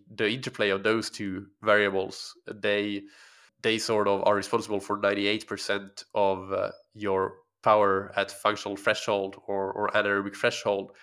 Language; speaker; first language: English; non-native, fluent; Swedish